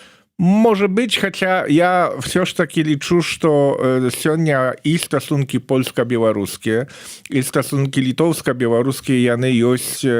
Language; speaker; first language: Polish; non-native, learner; Belarusian